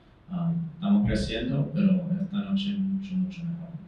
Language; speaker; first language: Spanish; non-native, fluent; English